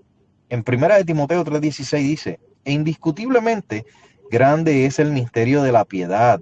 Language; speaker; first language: Spanish; native; Spanish